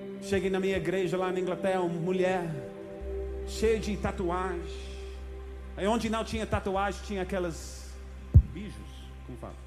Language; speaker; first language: Portuguese; non-native, fluent; English